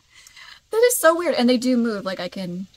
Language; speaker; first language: English; native; English